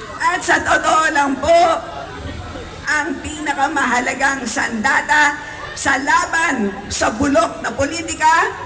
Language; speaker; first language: Filipino; native; Filipino